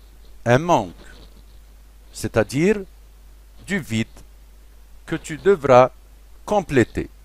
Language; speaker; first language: French; non-native, local second language; Arabic